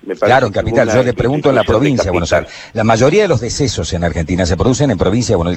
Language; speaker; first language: Spanish; native; Spanish